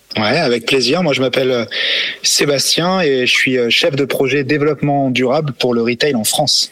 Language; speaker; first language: French; native; French